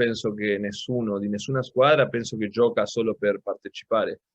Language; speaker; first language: Italian; non-native, local second language; Spanish